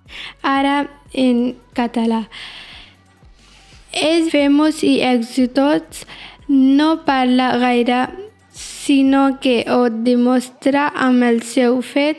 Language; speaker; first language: Catalan; non-native, learner; Punjabi